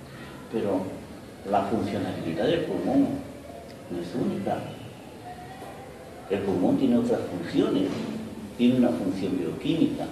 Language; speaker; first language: Spanish; native; Spanish